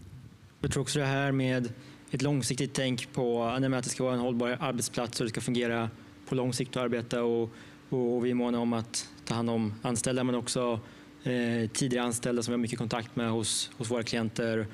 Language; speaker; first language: Swedish; native; Swedish